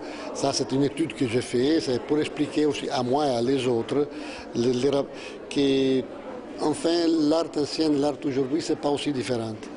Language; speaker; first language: French; non-native, fluent; Italian